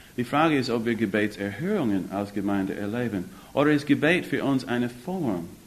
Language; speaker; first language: German; non-native, fluent; English